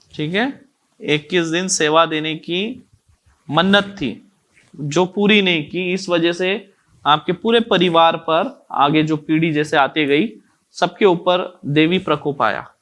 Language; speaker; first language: Hindi; native; Hindi